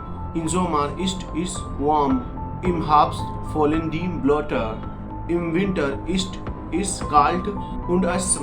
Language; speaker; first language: German; non-native, learner; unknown